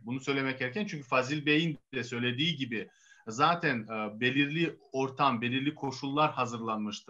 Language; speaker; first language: Turkish; non-native, fluent; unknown